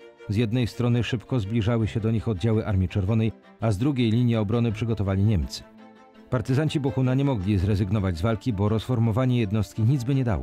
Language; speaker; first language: Polish; native; Polish